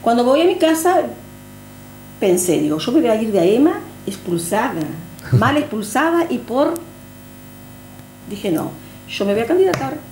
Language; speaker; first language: Spanish; native; Spanish